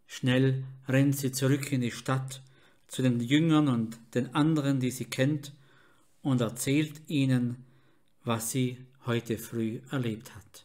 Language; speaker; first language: German; native; German